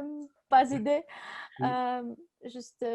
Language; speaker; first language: French; non-native, learner; Russian